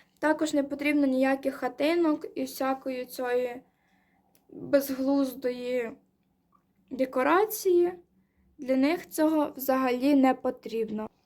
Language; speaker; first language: Ukrainian; non-native, local second language; Russian